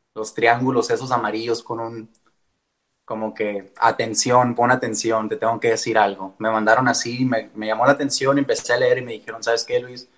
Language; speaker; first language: Spanish; early bilingual, heritage; Spanish